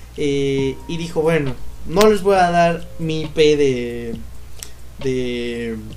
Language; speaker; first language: Spanish; native; Spanish